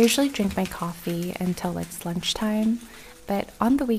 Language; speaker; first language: English; native; English